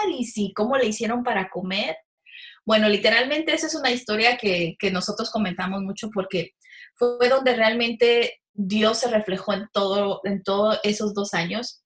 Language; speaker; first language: Spanish; early bilingual, heritage; Spanish